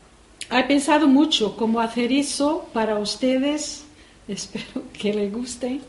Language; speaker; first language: Spanish; non-native, fluent; Portuguese